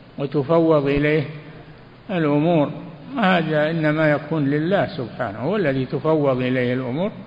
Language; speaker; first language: Arabic; native; Arabic